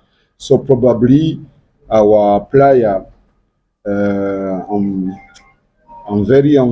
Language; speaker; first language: English; non-native, learner; French